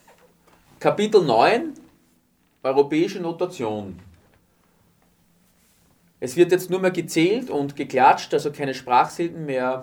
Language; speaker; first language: German; native; German